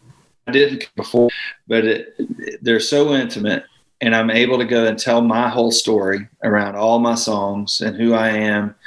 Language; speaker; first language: English; native; English